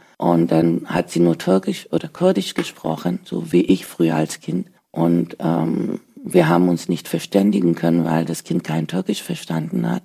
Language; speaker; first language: German; early bilingual, other home language; Turkish